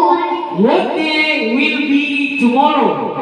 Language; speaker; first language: English; non-native, learner; Indonesian